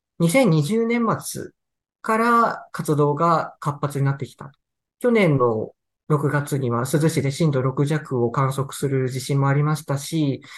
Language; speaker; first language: Japanese; native; Japanese